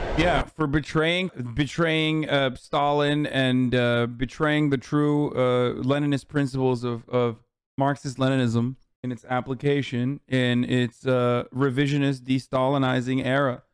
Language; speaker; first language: English; native; English